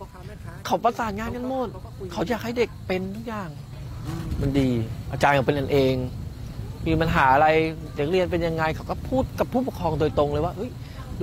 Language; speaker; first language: Thai; native; Thai